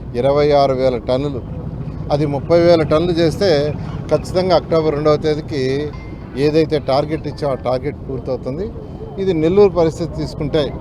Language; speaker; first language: Telugu; native; Telugu